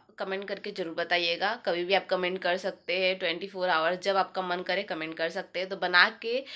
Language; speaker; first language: Hindi; native; Hindi